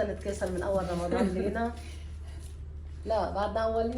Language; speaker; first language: Arabic; native; Arabic